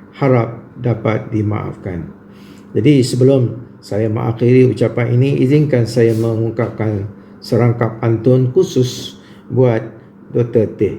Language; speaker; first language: Malay; native; Malay